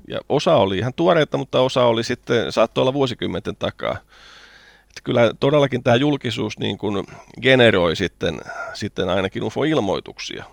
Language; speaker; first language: Finnish; native; Finnish